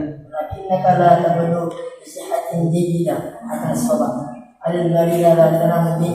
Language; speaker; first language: Arabic; non-native, learner; Indonesian